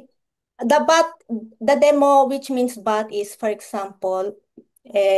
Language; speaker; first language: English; non-native, local second language; Filipino